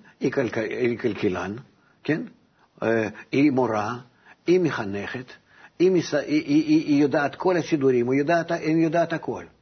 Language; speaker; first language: Hebrew; non-native, fluent; Russian